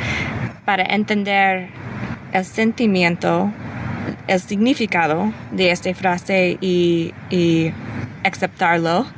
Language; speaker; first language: Spanish; early bilingual, heritage; English